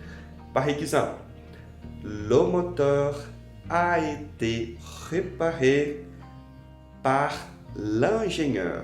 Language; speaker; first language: French; non-native, fluent; Portuguese